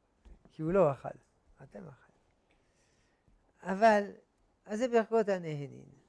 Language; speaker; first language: Hebrew; non-native, fluent; French